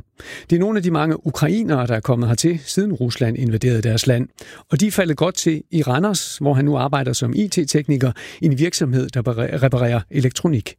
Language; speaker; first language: Danish; native; Danish